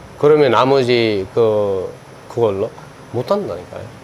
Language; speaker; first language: Korean; non-native, fluent; Sinhala